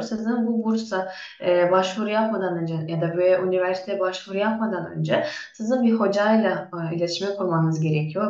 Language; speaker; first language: Turkish; non-native, fluent; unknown